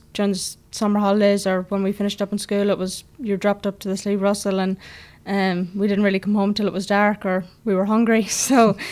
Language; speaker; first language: English; native; English